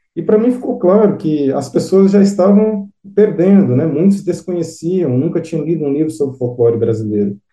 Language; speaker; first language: Portuguese; native; Portuguese